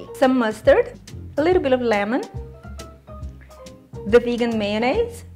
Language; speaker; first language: English; non-native, fluent; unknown